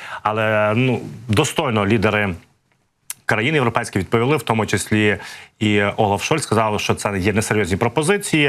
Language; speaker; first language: Ukrainian; native; Ukrainian